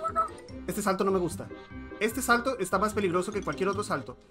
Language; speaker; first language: Spanish; native; Spanish